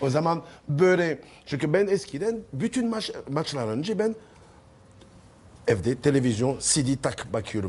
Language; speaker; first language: Turkish; non-native, learner; French